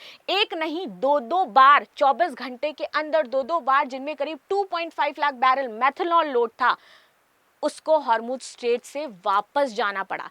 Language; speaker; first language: Hindi; native; Hindi